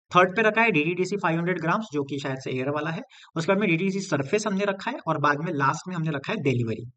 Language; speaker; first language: Hindi; non-native, local second language; Marathi